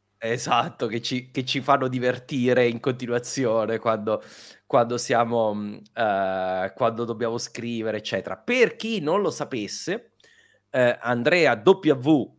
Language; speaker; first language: Italian; native; Italian